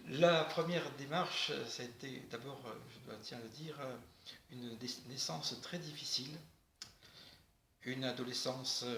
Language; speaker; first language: French; native; French